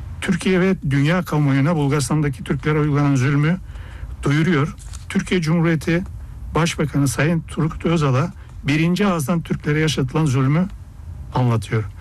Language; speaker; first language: Turkish; early bilingual, heritage; Turkish